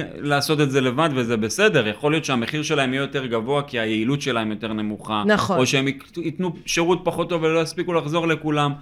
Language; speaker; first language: Hebrew; native; Hebrew